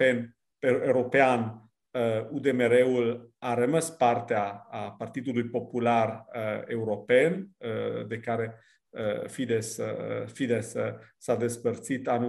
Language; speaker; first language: Romanian; non-native, fluent; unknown